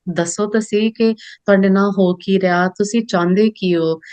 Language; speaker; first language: Punjabi; early bilingual, other home language; English